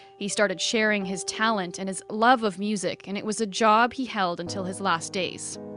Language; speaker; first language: English; early bilingual, other home language; Ukrainian